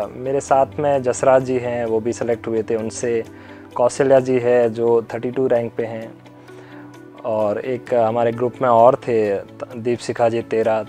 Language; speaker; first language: Hindi; native; Hindi